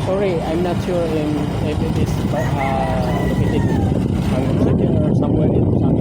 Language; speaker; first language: English; non-native, learner; Cebuano